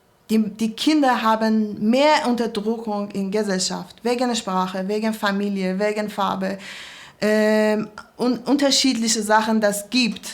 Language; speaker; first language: German; non-native, learner; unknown